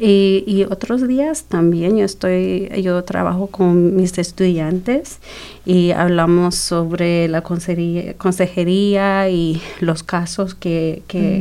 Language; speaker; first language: Spanish; early bilingual, heritage; Spanish